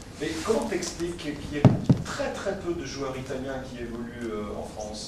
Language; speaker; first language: French; native; French